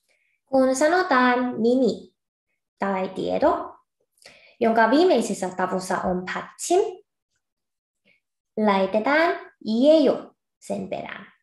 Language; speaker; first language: Finnish; non-native, fluent; Korean